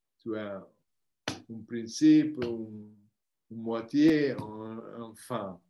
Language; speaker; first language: French; non-native, learner; Italian